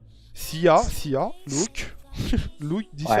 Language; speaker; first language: English; non-native, learner; French